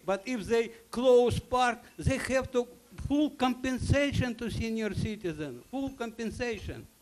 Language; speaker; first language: English; non-native, learner; Russian